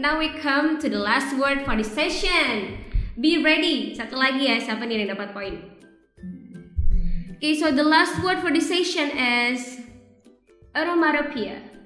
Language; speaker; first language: English; non-native, fluent; Indonesian